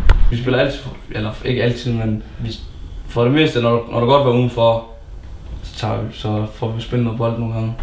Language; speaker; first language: Danish; early bilingual, other home language; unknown